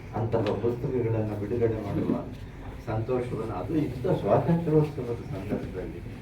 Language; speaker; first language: Kannada; native; Kannada